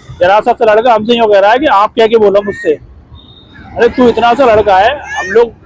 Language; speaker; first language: Hindi; native; Hindi